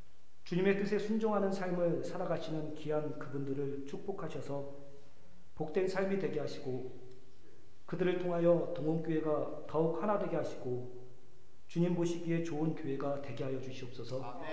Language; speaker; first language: Korean; native; Korean